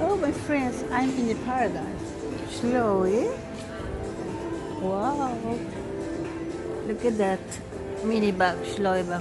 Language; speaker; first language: English; non-native, learner; Spanish